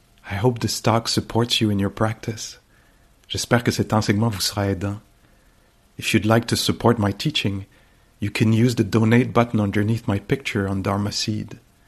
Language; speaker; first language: English; non-native, fluent; French